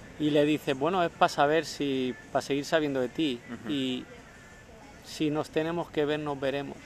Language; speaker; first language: Spanish; native; Spanish